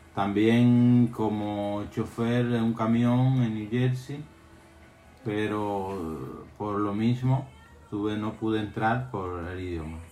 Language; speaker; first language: Spanish; native; Spanish